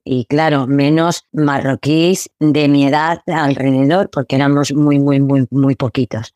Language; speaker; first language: Spanish; early bilingual, other home language; Arabic